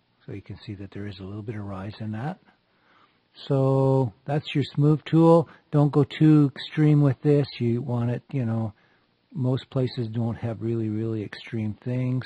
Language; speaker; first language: English; native; English